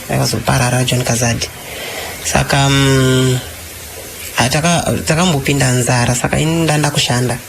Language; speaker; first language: Shona; non-native, fluent; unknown